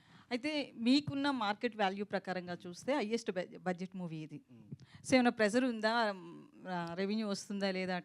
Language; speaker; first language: Telugu; native; Telugu